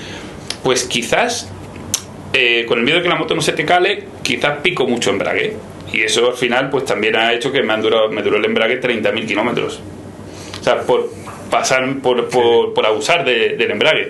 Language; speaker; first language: Spanish; native; Spanish